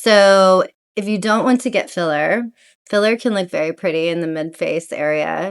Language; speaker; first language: English; native; English